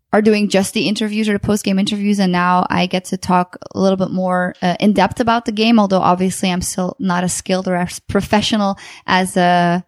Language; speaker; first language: English; non-native, fluent; Dutch